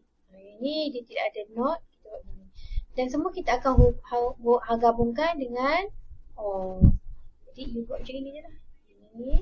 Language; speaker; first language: Malay; native; Malay